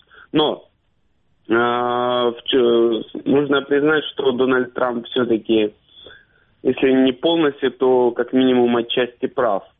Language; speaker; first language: Russian; native; Russian